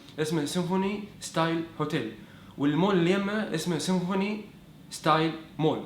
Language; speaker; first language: Arabic; native; Arabic